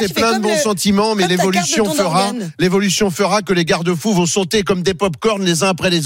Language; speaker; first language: French; native; French